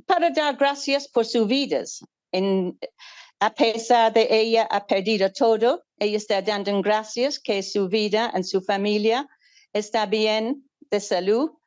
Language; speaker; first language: Spanish; non-native, fluent; English